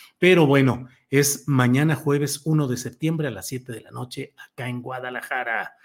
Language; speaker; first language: Spanish; native; Spanish